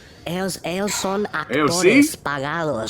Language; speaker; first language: Spanish; early bilingual, heritage; Spanish